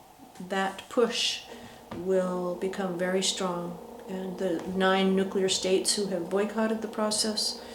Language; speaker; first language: English; native; English